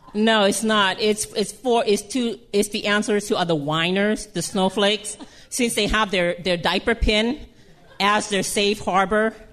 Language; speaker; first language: English; early bilingual, other home language; Lao